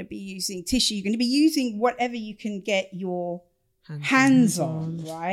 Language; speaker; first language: English; native; English